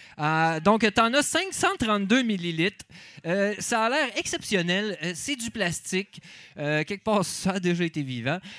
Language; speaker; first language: French; native; French